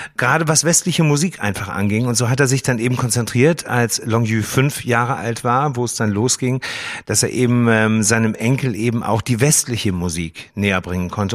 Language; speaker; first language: German; native; German